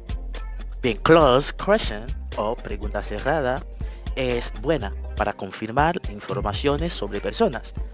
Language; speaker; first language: Spanish; non-native, fluent; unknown